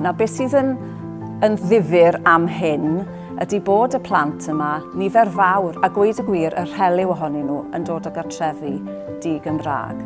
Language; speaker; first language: Welsh; native; Welsh